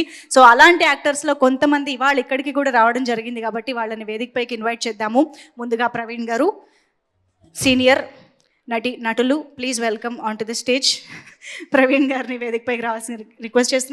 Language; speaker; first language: Telugu; native; Telugu